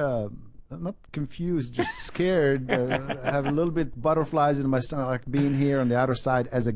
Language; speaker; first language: English; non-native, fluent; Arabic